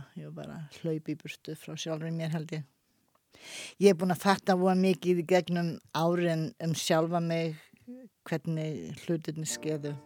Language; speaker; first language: Icelandic; native; Icelandic